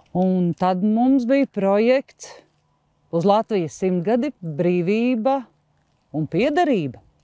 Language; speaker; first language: Latvian; native; Latvian